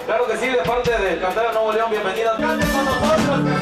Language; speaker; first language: Spanish; native; Spanish